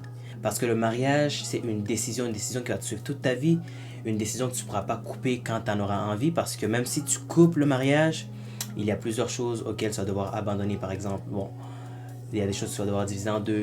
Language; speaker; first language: French; native; French